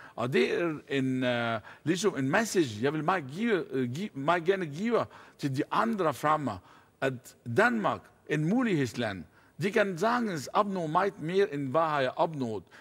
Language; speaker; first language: Danish; non-native, fluent; Arabic